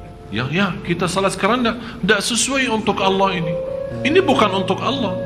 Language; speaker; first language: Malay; non-native, fluent; Arabic